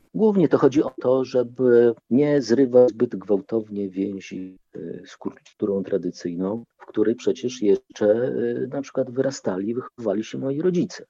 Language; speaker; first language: Polish; non-native, local second language; Ukrainian